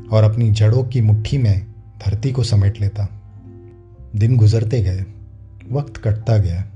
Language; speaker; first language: Hindi; non-native, local second language; Gujarati